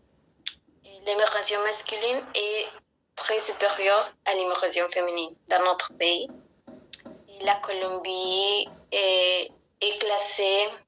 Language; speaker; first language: French; non-native, learner; Spanish